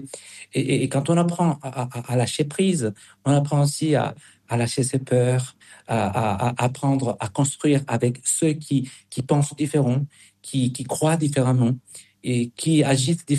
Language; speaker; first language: French; non-native, fluent; Spanish